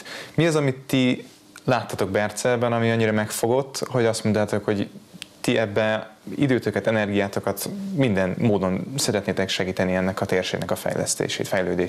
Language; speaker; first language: Hungarian; native; Hungarian